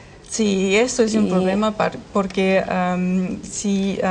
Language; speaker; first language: Spanish; non-native, fluent; German